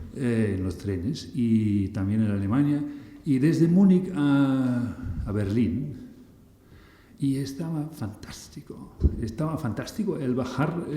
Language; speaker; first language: Spanish; non-native, fluent; German